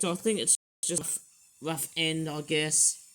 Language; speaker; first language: English; native; English